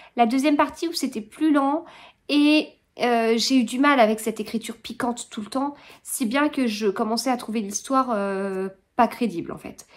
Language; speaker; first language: French; native; French